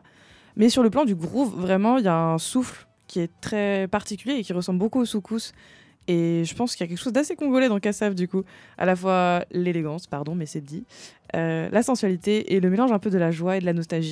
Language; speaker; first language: French; early bilingual, heritage; French